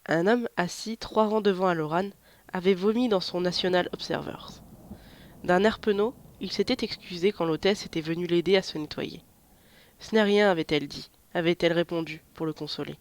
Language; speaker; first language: French; native; French